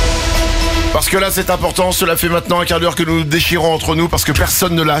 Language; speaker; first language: French; native; French